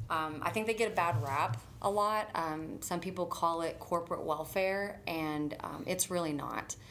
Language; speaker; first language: English; native; English